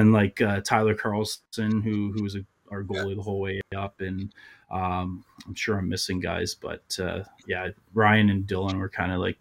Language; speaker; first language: English; native; English